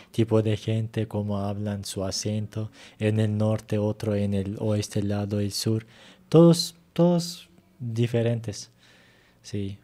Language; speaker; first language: Spanish; non-native, fluent; Turkish